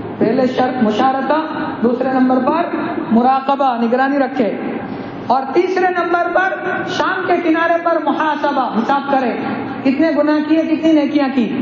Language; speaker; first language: Urdu; non-native, local second language; Gujarati